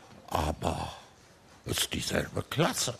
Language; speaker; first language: German; early bilingual, heritage; German